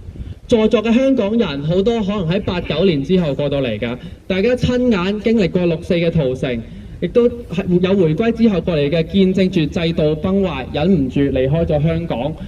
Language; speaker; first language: Cantonese; native; Cantonese